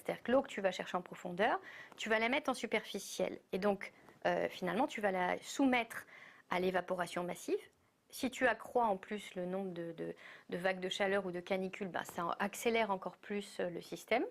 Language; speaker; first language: French; native; French